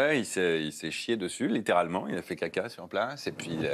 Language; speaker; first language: French; native; French